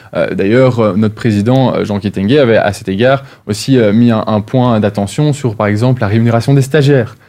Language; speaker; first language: French; native; French